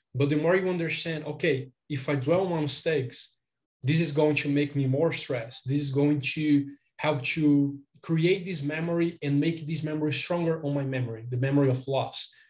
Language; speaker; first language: English; non-native, fluent; Portuguese